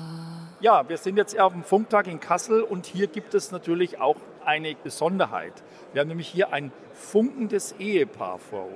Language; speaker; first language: German; native; German